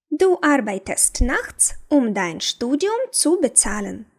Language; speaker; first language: German; non-native, fluent; Ukrainian